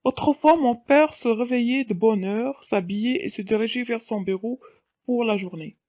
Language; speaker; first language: French; non-native, local second language; Arabic